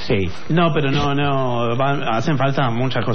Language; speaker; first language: Spanish; native; Spanish